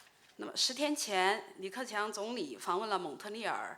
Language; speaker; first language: Chinese; native; Chinese